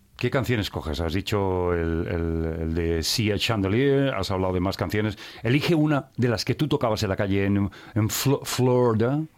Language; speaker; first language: Spanish; native; Spanish